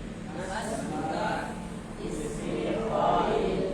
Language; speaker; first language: Arabic; non-native, learner; Indonesian